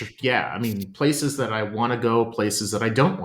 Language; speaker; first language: English; native; English